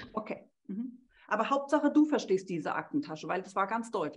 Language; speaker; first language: German; native; German